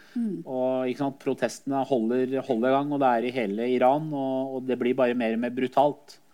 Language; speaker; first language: Norwegian; early bilingual, other home language; Persian